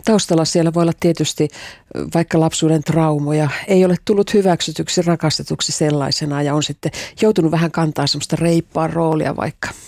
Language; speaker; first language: Finnish; native; Finnish